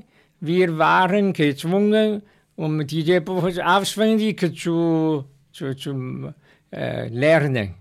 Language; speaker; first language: German; non-native, learner; Chinese